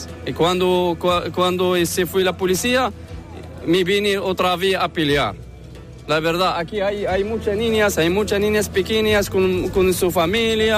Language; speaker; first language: Spanish; non-native, learner; Arabic